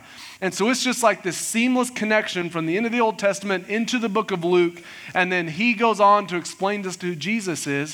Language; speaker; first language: English; native; English